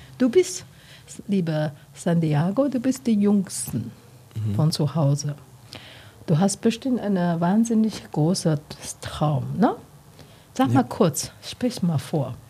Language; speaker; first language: German; non-native, learner; Chinese